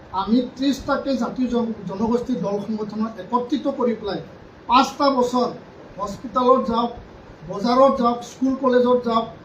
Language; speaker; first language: Assamese; non-native, local second language; Bodo